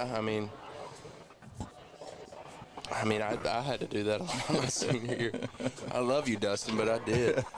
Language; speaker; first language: English; native; English